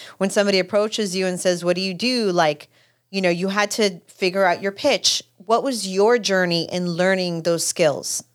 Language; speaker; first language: English; native; English